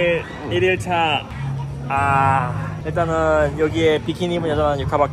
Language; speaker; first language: Korean; native; Korean